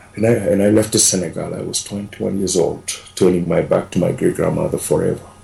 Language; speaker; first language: English; non-native, fluent; Wolof